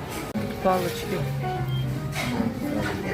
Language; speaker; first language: Russian; non-native, fluent; Azerbaijani